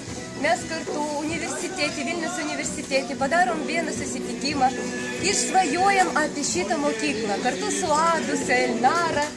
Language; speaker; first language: Lithuanian; non-native, fluent; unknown